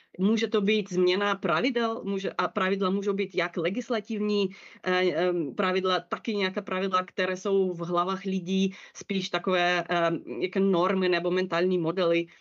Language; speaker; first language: Czech; non-native, fluent; Russian